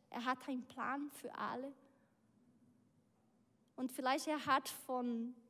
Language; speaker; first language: German; non-native, learner; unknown